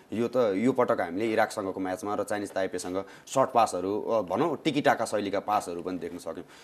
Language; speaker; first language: Nepali; native; Nepali